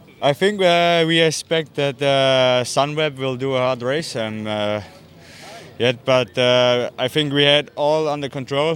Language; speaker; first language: English; non-native, fluent; German